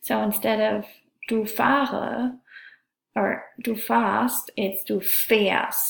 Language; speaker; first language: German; non-native, fluent; English